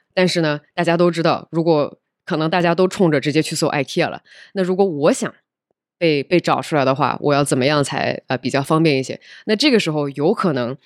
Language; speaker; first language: Chinese; native; Chinese